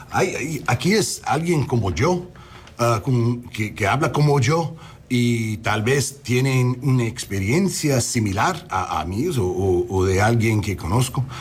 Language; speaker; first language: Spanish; early bilingual, heritage; English